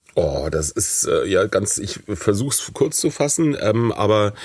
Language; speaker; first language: German; non-native, fluent; English